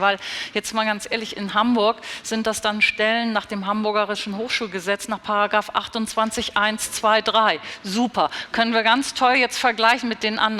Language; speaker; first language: German; native; German